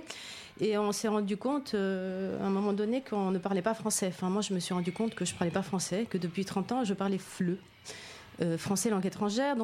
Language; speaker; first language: French; non-native, fluent; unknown